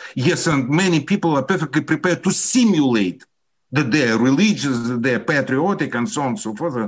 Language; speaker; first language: English; non-native, fluent; Russian